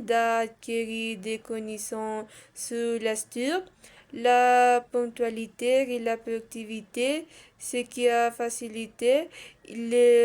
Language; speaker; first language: French; non-native, learner; Spanish